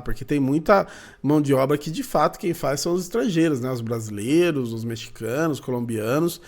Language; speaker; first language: Portuguese; native; Portuguese